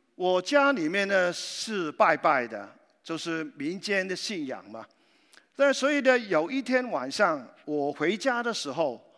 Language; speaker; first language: Chinese; non-native, local second language; Cantonese